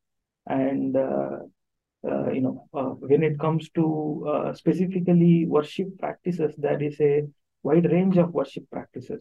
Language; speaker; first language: English; non-native, local second language; Tamil